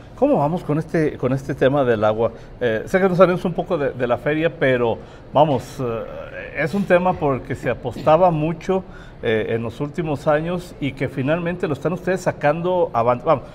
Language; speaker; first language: Spanish; native; Spanish